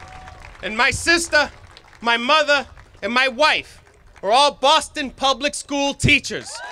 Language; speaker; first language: English; native; English